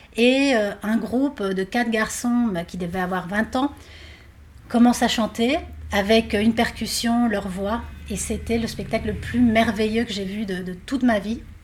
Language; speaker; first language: French; non-native, fluent; Spanish